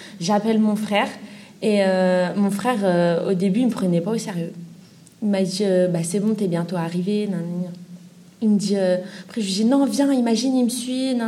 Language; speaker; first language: French; native; French